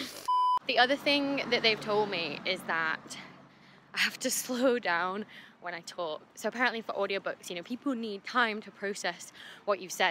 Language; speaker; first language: English; native; English